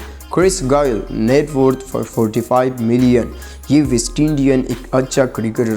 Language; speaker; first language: Hindi; native; Hindi